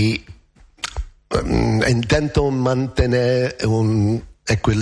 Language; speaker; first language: Spanish; non-native, learner; English